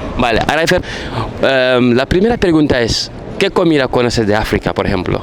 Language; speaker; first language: Spanish; non-native, fluent; Fula